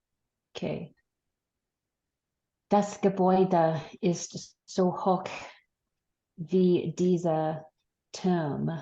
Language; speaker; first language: German; non-native, learner; English